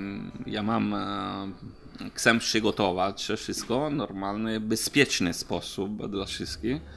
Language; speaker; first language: Polish; non-native, learner; Italian